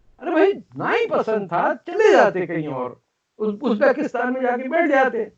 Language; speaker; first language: Urdu; native; Urdu